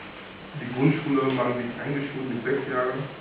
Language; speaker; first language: German; non-native, fluent; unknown